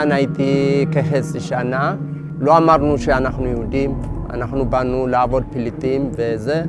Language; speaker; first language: Hebrew; non-native, fluent; Amharic